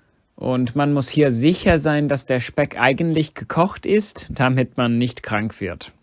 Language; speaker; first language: German; non-native, fluent; English